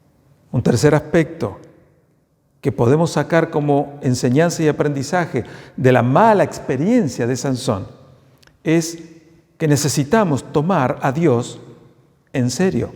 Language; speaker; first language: Spanish; native; Spanish